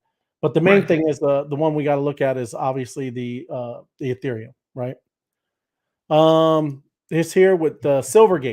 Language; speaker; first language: English; native; English